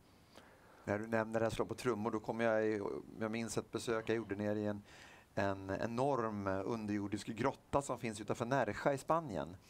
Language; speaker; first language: Swedish; native; Swedish